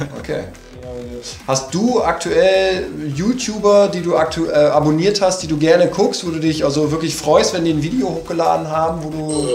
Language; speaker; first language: German; native; German